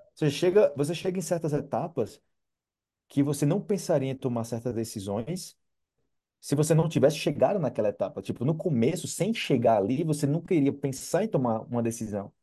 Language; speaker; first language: Portuguese; native; Portuguese